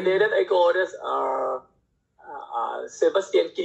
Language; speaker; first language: English; non-native, learner; Thai